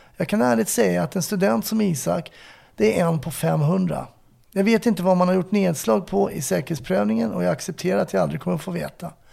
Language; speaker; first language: Swedish; native; Swedish